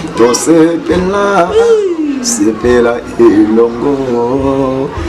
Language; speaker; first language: Lingala; non-native, local second language; Kongo